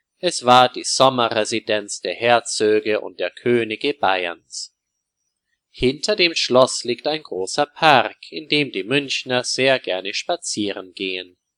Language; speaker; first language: German; native; German